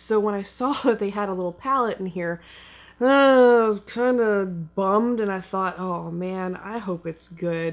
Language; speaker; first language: English; native; English